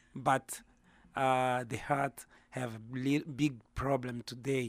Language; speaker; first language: English; non-native, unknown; Lingala